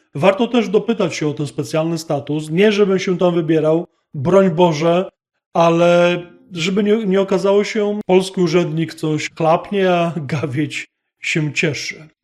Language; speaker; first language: Polish; native; Polish